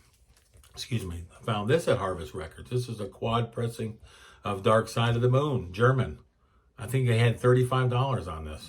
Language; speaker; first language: English; native; English